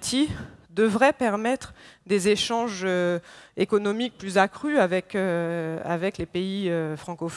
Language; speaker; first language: French; non-native, local second language; Haitian Creole